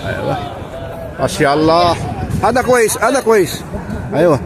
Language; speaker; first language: Arabic; non-native, learner; Filipino